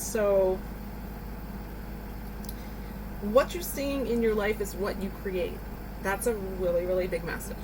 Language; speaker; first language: English; native; English